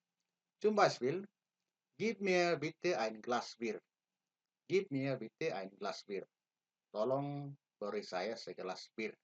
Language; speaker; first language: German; non-native, learner; Indonesian